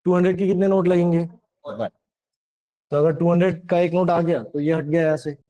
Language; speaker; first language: Hindi; non-native, local second language; Marathi